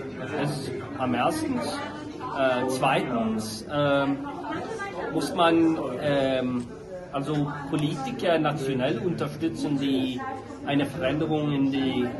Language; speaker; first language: German; non-native, learner; Swedish